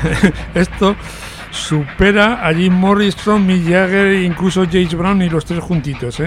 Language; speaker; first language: Spanish; native; Spanish